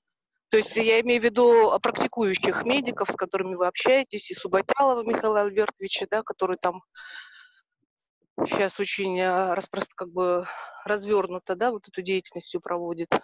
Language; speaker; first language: Russian; native; Russian